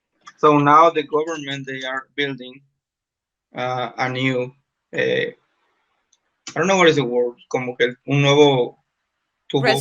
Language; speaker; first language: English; non-native, learner; Spanish